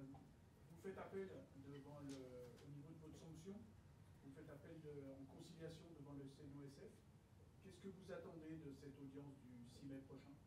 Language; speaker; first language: French; native; French